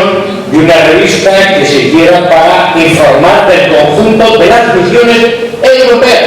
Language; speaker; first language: Spanish; native; Spanish